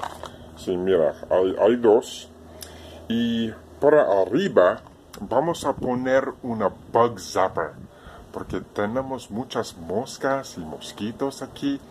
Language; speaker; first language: Spanish; non-native, learner; English